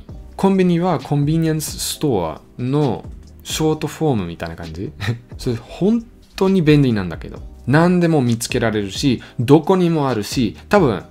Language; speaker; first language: Japanese; non-native, learner; German